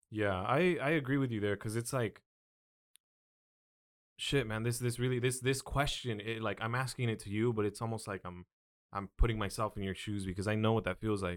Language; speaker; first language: English; early bilingual, other home language; Spanish